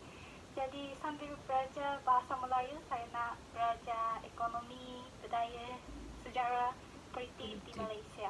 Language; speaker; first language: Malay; non-native, fluent; Japanese